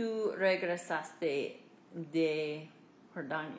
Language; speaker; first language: Spanish; non-native, fluent; English